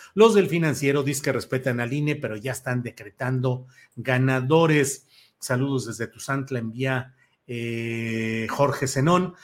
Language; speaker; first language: Spanish; native; Spanish